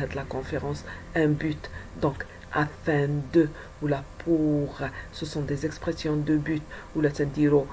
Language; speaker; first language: French; non-native, local second language; Arabic